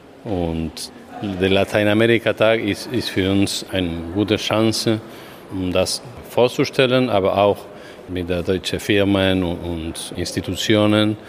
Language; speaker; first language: German; non-native, fluent; Spanish